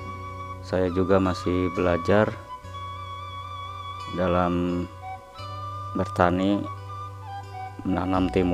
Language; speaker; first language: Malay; non-native, local second language; Sundanese